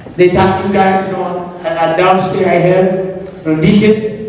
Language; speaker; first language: English; non-native, learner; Amharic